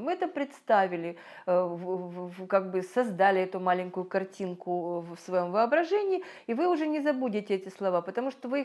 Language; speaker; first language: Russian; native; Russian